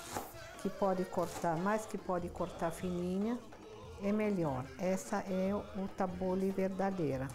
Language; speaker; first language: Portuguese; non-native, fluent; Arabic